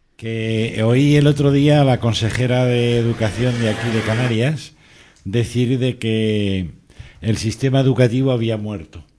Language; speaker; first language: Spanish; native; Spanish